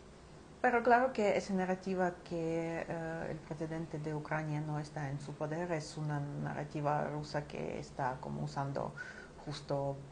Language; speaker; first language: Spanish; non-native, fluent; Ukrainian